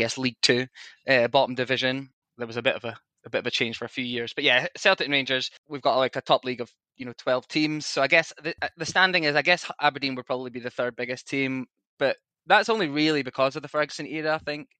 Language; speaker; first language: English; native; English